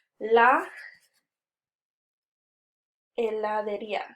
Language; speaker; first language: Spanish; non-native, fluent; English